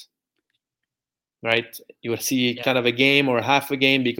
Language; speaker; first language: English; non-native, fluent; French